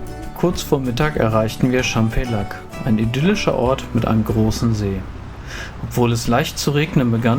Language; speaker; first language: German; native; German